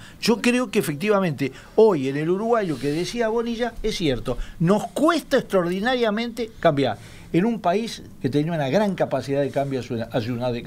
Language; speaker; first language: Spanish; native; Spanish